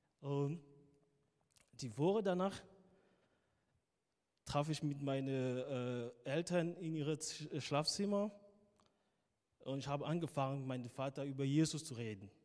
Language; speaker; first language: German; non-native, fluent; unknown